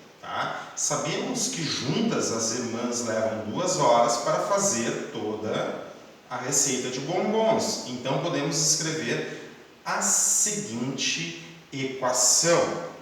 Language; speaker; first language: Portuguese; native; Portuguese